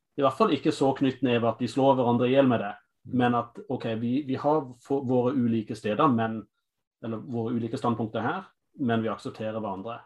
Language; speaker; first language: Norwegian; non-native, fluent; English